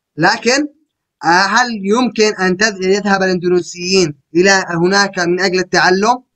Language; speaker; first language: Arabic; native; Arabic